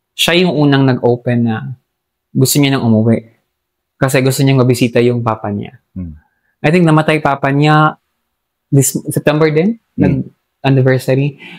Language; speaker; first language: Filipino; non-native, local second language; Hiligaynon